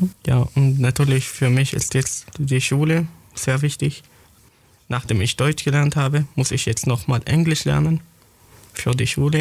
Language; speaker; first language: German; non-native, learner; Arabic